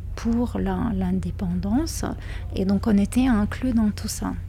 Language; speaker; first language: French; non-native, fluent; Lithuanian